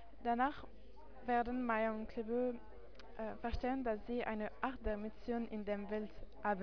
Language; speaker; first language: German; non-native, learner; French